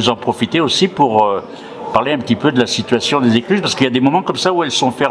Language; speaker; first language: French; native; French